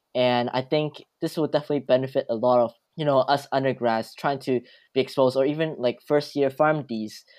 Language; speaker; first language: English; early bilingual, other home language; Cantonese